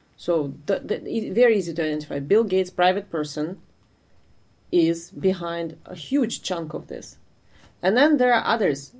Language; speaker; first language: English; non-native, fluent; Ukrainian